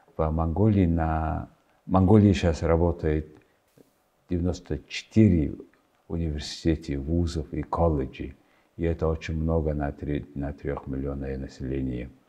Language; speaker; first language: Russian; non-native, fluent; Mongolian